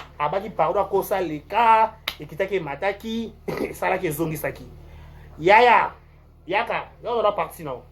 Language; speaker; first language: Lingala; native; Lingala